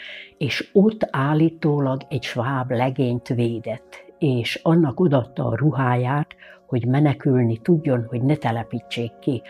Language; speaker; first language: Hungarian; native; Hungarian